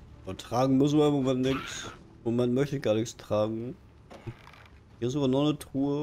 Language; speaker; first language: German; native; German